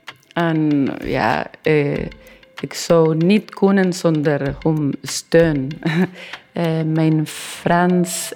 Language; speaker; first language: Dutch; non-native, learner; Spanish